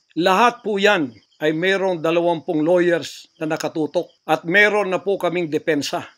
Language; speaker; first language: Filipino; native; Filipino